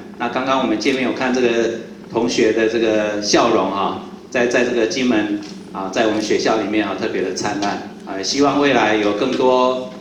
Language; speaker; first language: Chinese; native; Chinese